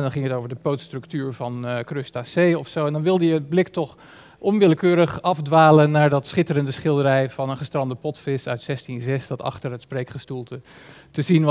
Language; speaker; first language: Dutch; native; Dutch